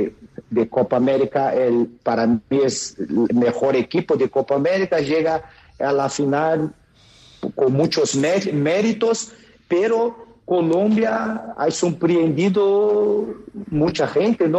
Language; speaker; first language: Spanish; non-native, fluent; Portuguese